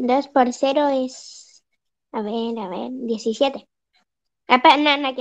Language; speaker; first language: Spanish; native; Spanish